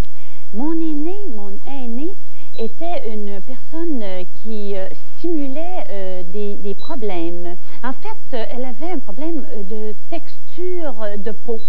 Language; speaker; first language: French; native; French